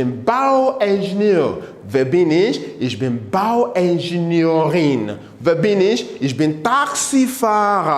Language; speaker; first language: German; non-native, fluent; English